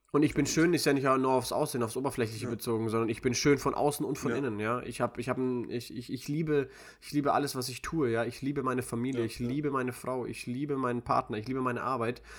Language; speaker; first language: German; early bilingual, other home language; Russian